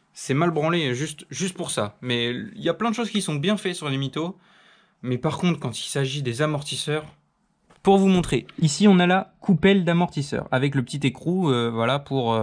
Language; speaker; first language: French; native; French